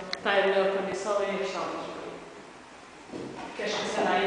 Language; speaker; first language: Portuguese; native; Portuguese